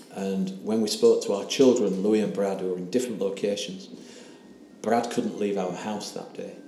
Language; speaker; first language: English; native; English